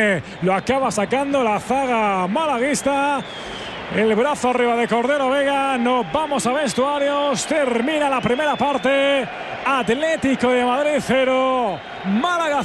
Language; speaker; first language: Spanish; native; Spanish